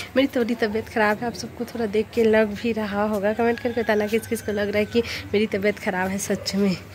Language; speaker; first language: Hindi; native; Hindi